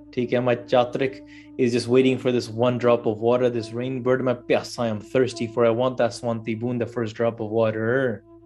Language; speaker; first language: English; early bilingual, other home language; Punjabi